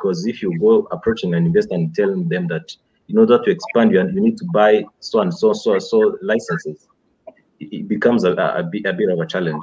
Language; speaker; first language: English; non-native, local second language; Kinyarwanda